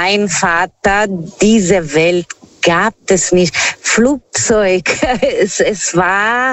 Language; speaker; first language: German; non-native, learner; Portuguese